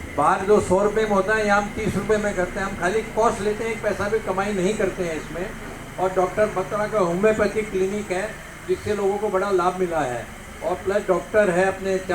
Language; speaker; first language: Hindi; non-native, local second language; Gujarati